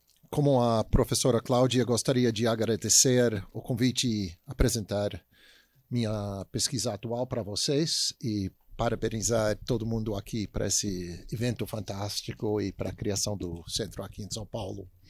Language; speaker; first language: Portuguese; non-native, fluent; English